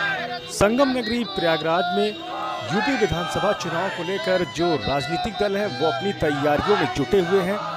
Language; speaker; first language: Hindi; native; Hindi